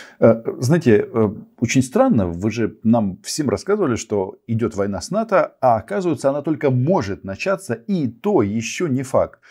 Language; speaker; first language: Russian; non-native, local second language; Ukrainian